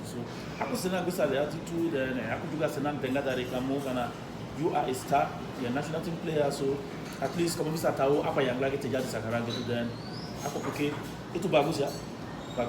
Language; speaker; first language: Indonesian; non-native, fluent; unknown